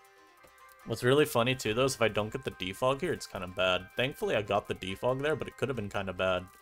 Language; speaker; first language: English; native; English